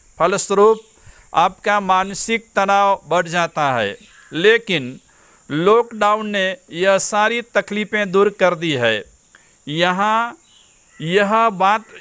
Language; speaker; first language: Hindi; non-native, local second language; Gujarati